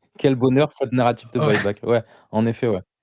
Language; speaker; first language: French; native; French